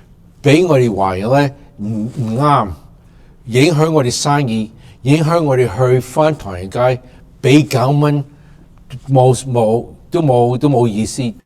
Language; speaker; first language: Cantonese; early bilingual, heritage; English